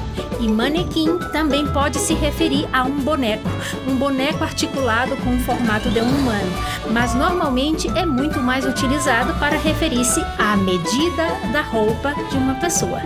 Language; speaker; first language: Portuguese; non-native, fluent; Spanish